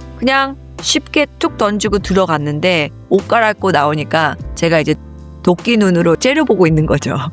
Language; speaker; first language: Korean; early bilingual, heritage; Korean